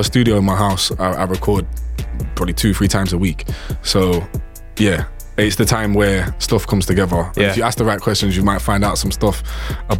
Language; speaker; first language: English; native; English